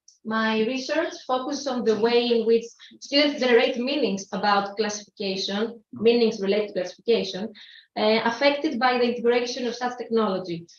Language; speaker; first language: English; non-native, learner; Slovak